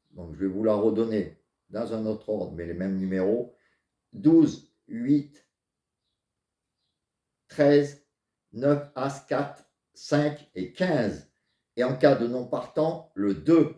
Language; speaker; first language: French; native; French